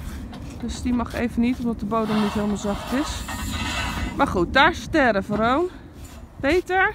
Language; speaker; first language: Dutch; native; Dutch